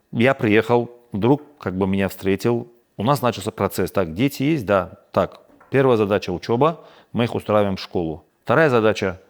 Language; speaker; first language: Russian; non-native, local second language; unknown